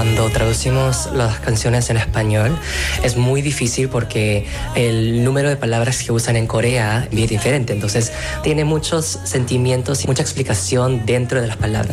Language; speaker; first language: Spanish; non-native, fluent; Korean